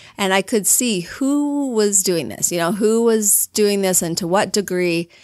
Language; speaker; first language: English; native; English